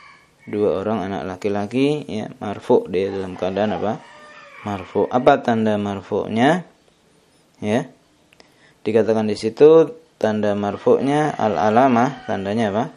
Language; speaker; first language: Indonesian; native; Indonesian